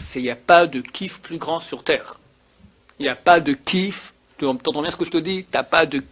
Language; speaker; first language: French; native; French